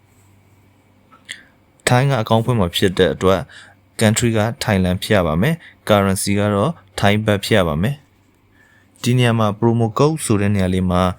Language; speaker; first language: Burmese; native; Burmese